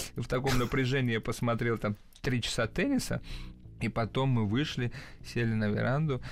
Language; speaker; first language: Russian; early bilingual, other home language; Georgian